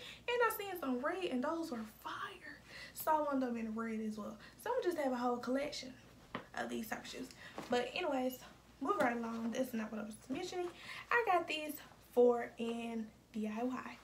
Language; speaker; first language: English; native; English